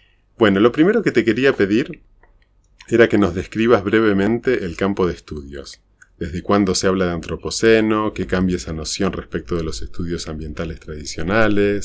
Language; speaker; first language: Spanish; native; Spanish